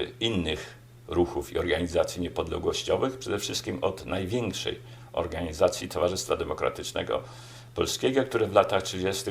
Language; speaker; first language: Polish; native; Polish